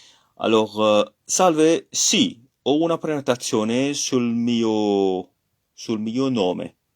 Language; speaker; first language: Italian; non-native, fluent; French